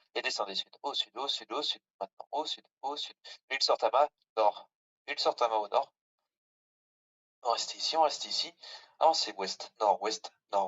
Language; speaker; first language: French; native; French